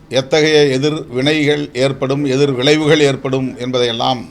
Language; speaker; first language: Tamil; native; Tamil